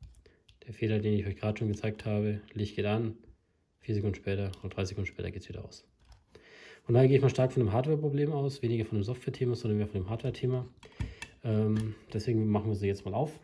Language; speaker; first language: German; native; German